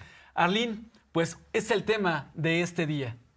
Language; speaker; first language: Spanish; native; Spanish